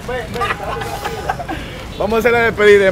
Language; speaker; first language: Spanish; native; Spanish